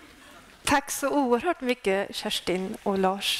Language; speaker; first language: Swedish; native; Swedish